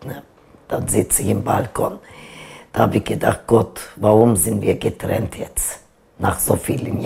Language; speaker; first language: German; non-native, learner; Turkish